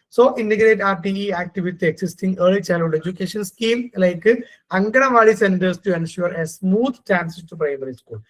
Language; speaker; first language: English; non-native, local second language; Malayalam